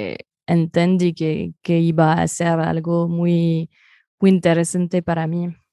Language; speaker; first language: Spanish; non-native, fluent; French